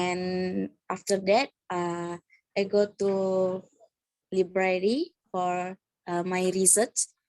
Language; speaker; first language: English; non-native, learner; Indonesian